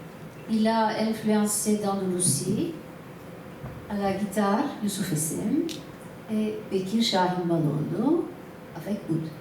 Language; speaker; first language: French; non-native, learner; Turkish